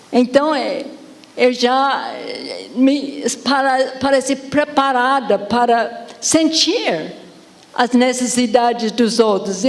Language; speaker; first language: Portuguese; non-native, fluent; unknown